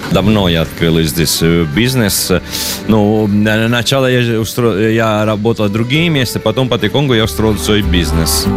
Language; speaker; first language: Russian; non-native, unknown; Italian